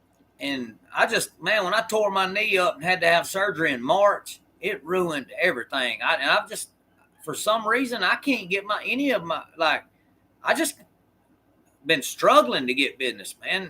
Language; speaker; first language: English; native; English